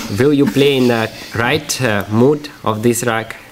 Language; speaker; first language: English; non-native, fluent; Russian